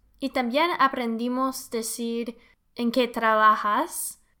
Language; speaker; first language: Spanish; non-native, learner; English